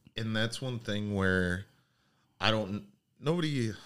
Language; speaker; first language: English; native; English